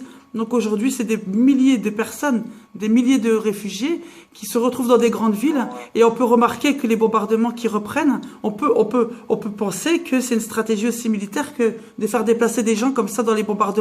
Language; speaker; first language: French; native; French